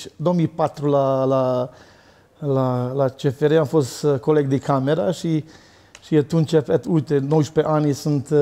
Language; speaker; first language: Romanian; non-native, learner; Serbian